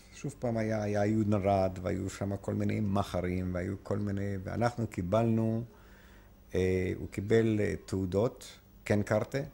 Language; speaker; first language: Hebrew; non-native, fluent; Polish